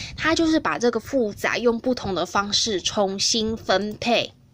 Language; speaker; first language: Chinese; native; Chinese